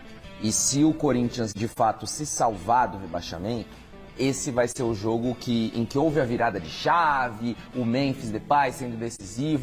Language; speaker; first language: Portuguese; native; Portuguese